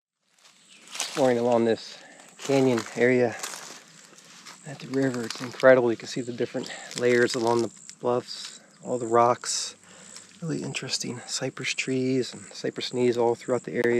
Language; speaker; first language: English; native; English